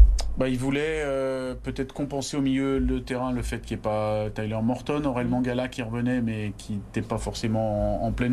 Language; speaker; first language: French; native; French